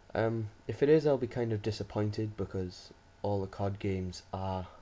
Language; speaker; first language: English; native; English